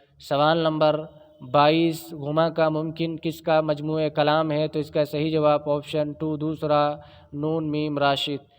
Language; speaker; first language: Urdu; native; Urdu